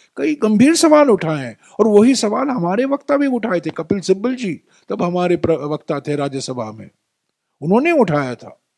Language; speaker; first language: Hindi; non-native, local second language; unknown